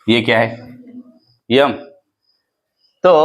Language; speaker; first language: Hindi; non-native, local second language; Marathi